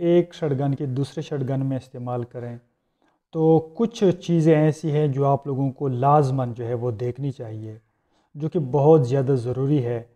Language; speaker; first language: Urdu; non-native, local second language; Punjabi